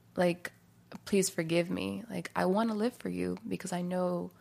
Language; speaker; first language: English; native; English